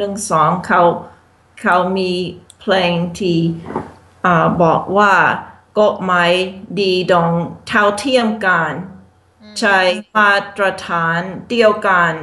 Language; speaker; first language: Thai; non-native, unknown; English